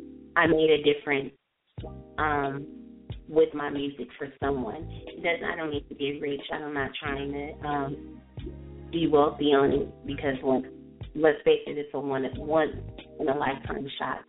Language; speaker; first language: English; native; English